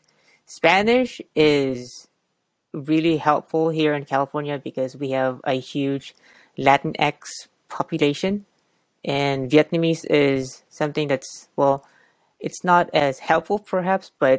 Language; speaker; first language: English; non-native, local second language; Cebuano